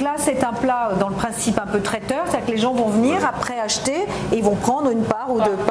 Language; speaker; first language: French; native; French